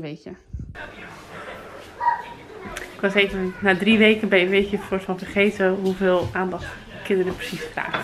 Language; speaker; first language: Dutch; native; Dutch